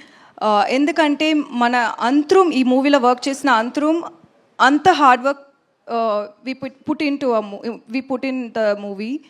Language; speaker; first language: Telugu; non-native, learner; Tamil